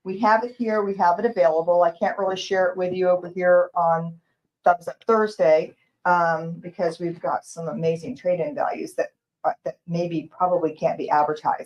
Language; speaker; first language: English; native; English